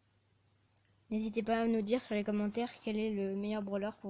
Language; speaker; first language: French; native; French